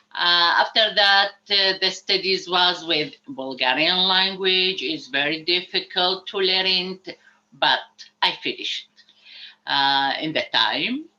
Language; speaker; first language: English; non-native, learner; Arabic